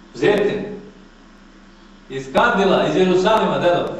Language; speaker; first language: Bosnian; native; Bosnian